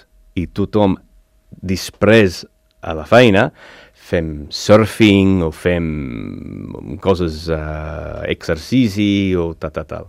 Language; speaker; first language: Catalan; non-native, learner; English